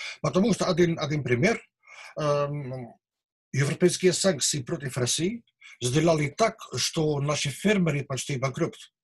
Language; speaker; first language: Russian; non-native, learner; Dutch